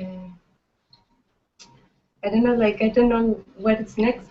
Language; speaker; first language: English; non-native, learner; Spanish